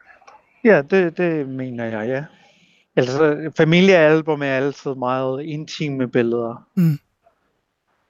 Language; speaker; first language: Danish; non-native, local second language; Kalaallisut